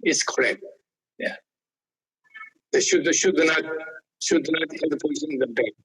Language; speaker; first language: English; non-native, learner; Korean